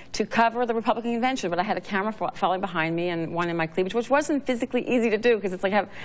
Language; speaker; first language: English; native; English